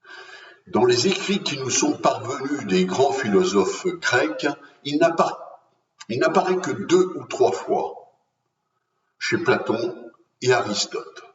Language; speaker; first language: French; native; French